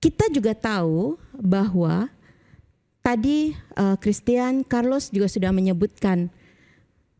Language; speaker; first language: Indonesian; native; Indonesian